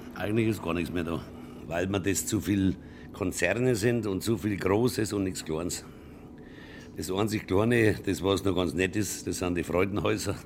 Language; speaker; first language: German; native; German